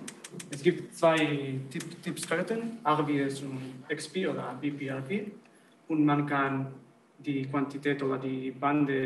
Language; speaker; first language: German; non-native, learner; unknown